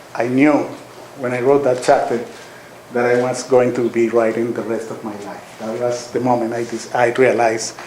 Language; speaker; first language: English; non-native, fluent; Spanish